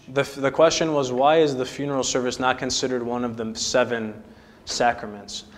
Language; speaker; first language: English; native; English